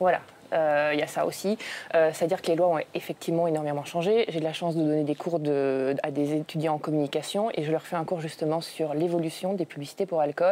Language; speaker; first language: French; native; French